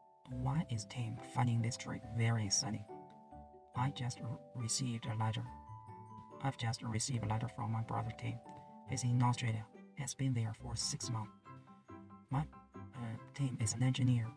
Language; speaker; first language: English; non-native, learner; Chinese